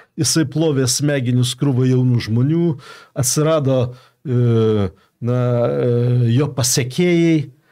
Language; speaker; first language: Lithuanian; native; Lithuanian